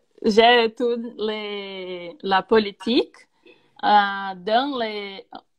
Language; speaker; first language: French; non-native, learner; Portuguese